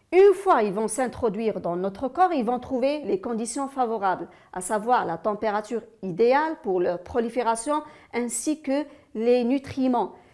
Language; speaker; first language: French; non-native, local second language; Arabic